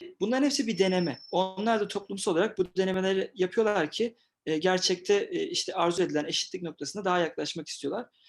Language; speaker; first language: Turkish; native; Turkish